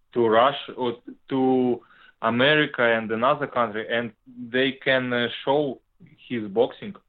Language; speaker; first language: English; non-native, learner; Russian